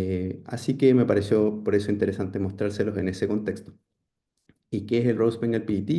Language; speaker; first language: Spanish; native; Spanish